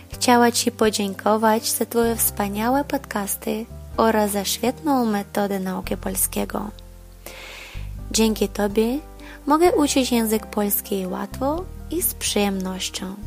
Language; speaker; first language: Polish; non-native, learner; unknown